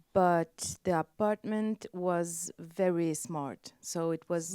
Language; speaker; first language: English; non-native, learner; French